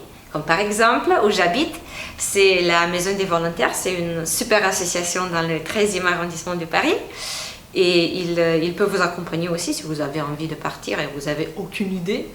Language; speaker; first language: French; non-native, fluent; Romanian